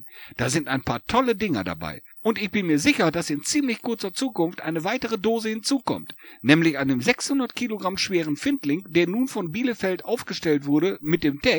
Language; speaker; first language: German; native; German